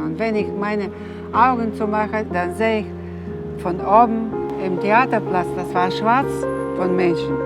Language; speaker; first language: German; non-native, fluent; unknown